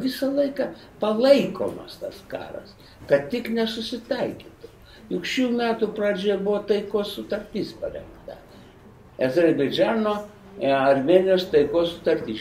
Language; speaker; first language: Lithuanian; native; Lithuanian